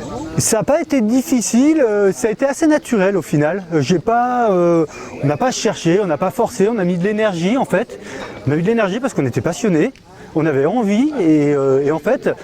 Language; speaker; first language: French; native; French